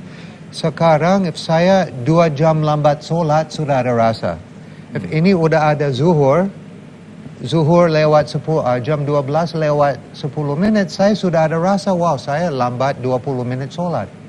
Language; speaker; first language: Indonesian; non-native, learner; English